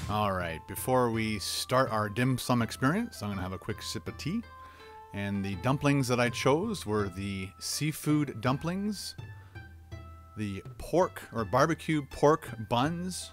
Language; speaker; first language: English; native; English